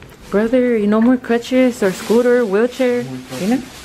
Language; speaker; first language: English; early bilingual, other home language; Spanish